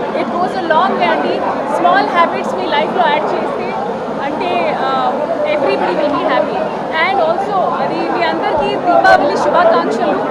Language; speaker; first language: Telugu; non-native, learner; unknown